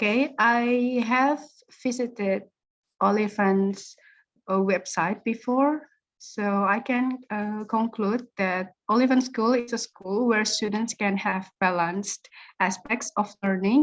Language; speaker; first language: English; non-native, learner; Indonesian